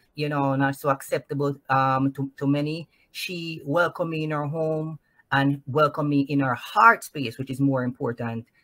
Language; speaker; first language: English; non-native, local second language; Jamaican Creole English